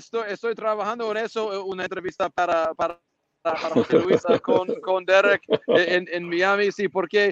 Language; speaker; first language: Spanish; non-native, learner; English